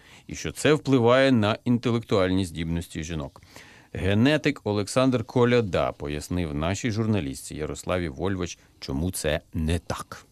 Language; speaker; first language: Ukrainian; native; Ukrainian